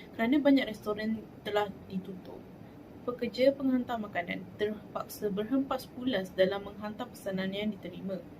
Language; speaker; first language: Malay; native; Malay